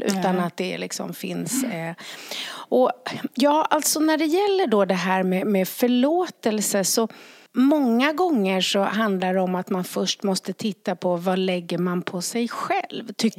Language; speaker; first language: Swedish; native; Swedish